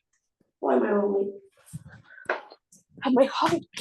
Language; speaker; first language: English; non-native, learner; Thai